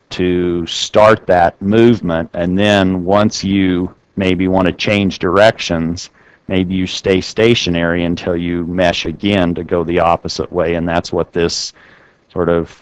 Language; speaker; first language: English; native; English